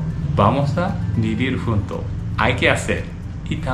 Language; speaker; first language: Spanish; non-native, learner; Japanese